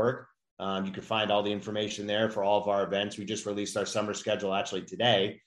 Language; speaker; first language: English; native; English